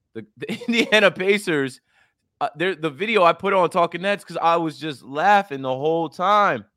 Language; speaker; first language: English; native; English